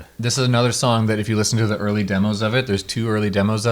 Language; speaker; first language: English; native; English